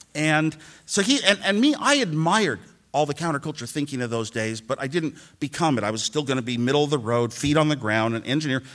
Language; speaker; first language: English; native; English